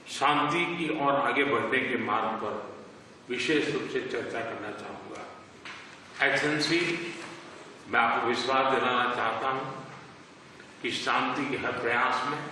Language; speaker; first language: Hindi; non-native, local second language; Gujarati